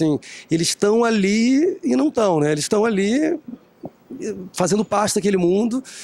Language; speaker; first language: Portuguese; early bilingual, other home language; Spanish